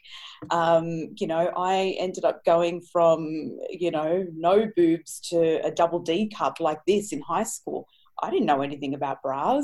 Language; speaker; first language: English; native; English